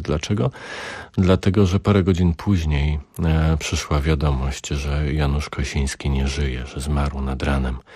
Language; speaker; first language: Polish; native; Polish